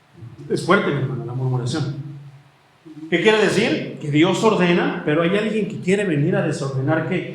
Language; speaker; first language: Spanish; native; Spanish